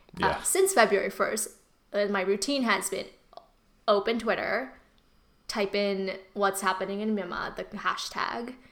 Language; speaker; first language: English; early bilingual, other home language; Burmese